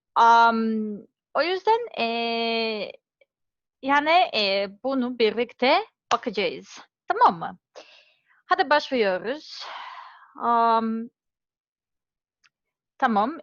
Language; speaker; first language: Turkish; non-native, learner; Serbian